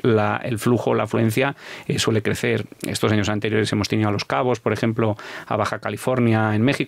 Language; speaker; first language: Spanish; native; Spanish